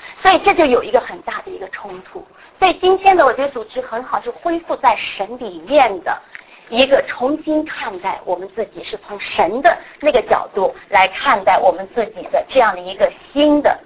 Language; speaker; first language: Chinese; native; Chinese